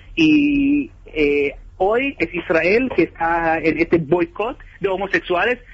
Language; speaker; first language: Spanish; non-native, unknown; Hebrew